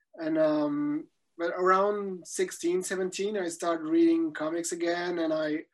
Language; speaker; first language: English; non-native, fluent; French